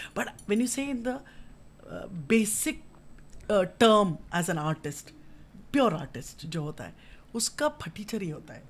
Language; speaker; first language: Hindi; non-native, local second language; Kannada